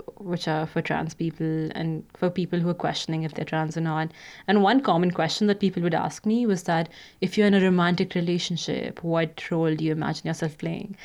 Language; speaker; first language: English; non-native, local second language; Hindi